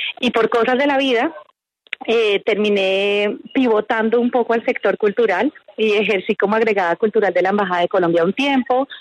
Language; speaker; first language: Spanish; native; Spanish